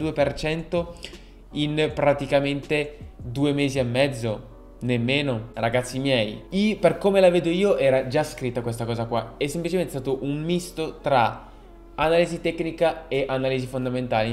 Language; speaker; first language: Italian; native; Italian